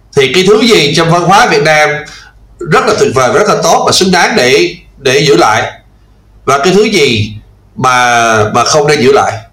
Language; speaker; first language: Vietnamese; non-native, fluent; English